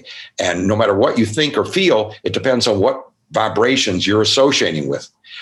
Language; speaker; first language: English; native; English